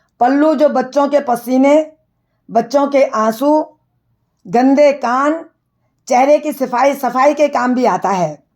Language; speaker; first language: Hindi; native; Hindi